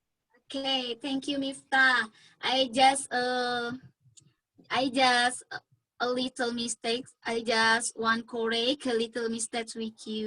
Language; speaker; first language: English; non-native, learner; Indonesian